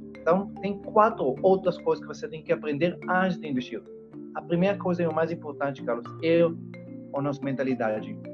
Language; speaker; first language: Portuguese; non-native, fluent; Hebrew